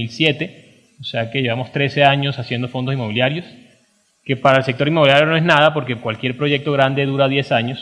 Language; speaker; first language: Spanish; native; Spanish